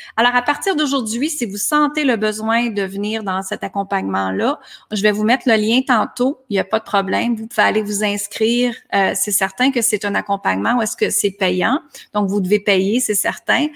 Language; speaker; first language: French; native; French